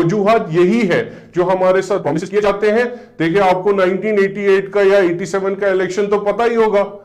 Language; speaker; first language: Urdu; non-native, local second language; Kashmiri